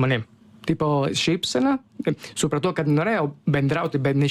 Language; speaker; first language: Lithuanian; non-native, learner; Italian